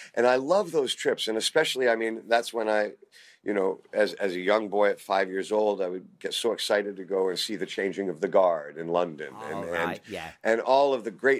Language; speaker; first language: English; native; English